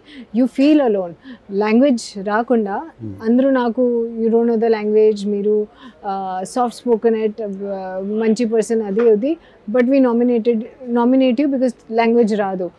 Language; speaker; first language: Telugu; non-native, learner; Hindi